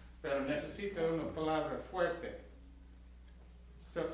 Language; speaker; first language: Spanish; non-native, learner; English